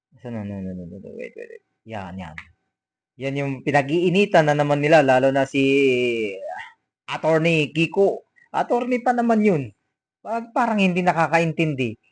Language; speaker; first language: Filipino; native; Filipino